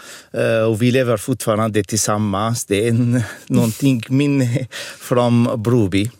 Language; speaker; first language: Swedish; non-native, fluent; Arabic